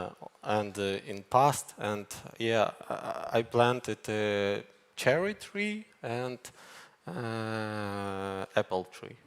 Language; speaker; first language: English; non-native, learner; Ukrainian